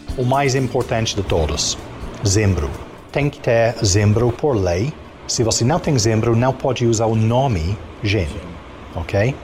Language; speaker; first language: Portuguese; non-native, fluent; English